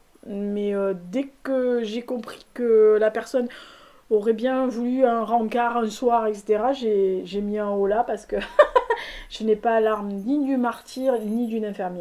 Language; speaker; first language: French; native; French